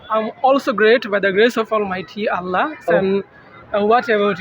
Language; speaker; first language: English; non-native, learner; Bangla